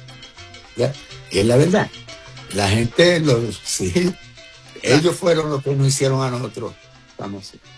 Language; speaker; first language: Spanish; early bilingual, heritage; Spanish